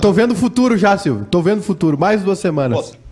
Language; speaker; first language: Portuguese; native; Portuguese